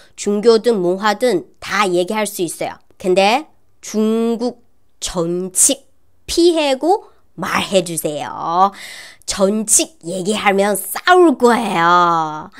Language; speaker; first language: Korean; non-native, learner; Chinese